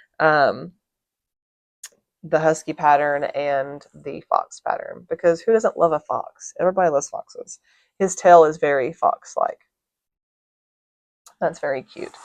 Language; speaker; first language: English; native; English